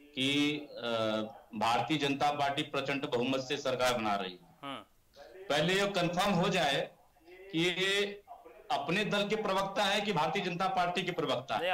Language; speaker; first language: Hindi; native; Hindi